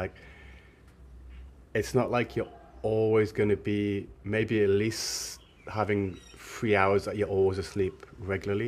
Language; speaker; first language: English; native; English